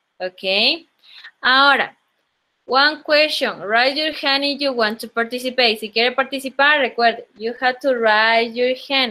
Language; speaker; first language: English; non-native, learner; Spanish